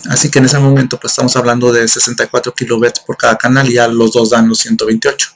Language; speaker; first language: Spanish; native; Spanish